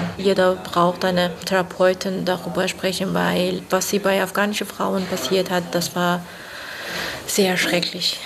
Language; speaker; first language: German; non-native, fluent; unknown